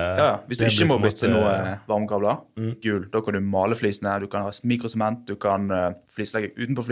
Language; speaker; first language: Norwegian; native; Norwegian